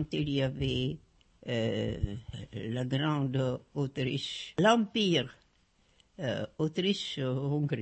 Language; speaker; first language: French; non-native, fluent; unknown